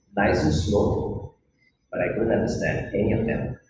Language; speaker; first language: English; non-native, local second language; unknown